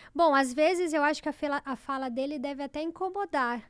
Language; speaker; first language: Portuguese; native; Portuguese